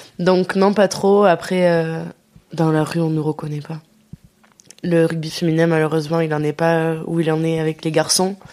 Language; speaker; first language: French; native; French